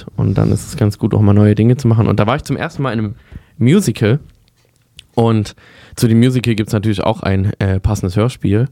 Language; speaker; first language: German; native; German